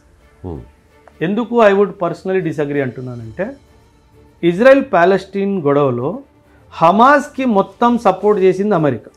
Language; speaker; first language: Telugu; non-native, local second language; Punjabi